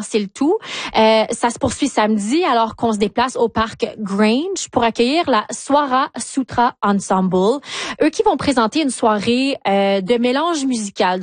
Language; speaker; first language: French; native; French